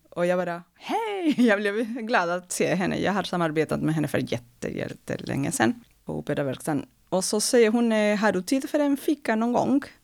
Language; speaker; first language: Swedish; non-native, fluent; Spanish